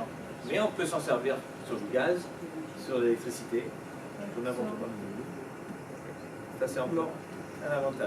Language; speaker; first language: French; native; French